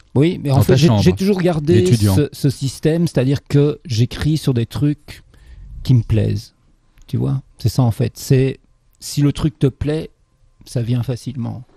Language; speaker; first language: French; native; French